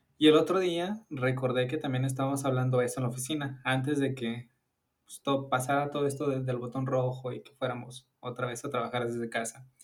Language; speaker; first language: Spanish; native; Spanish